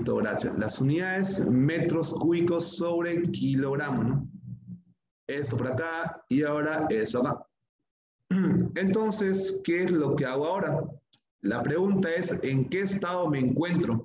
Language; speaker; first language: Spanish; native; Spanish